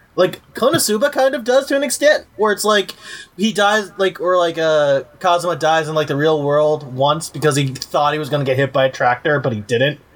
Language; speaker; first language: English; early bilingual, heritage; Spanish